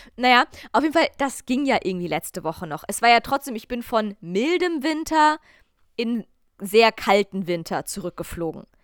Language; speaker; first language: German; native; German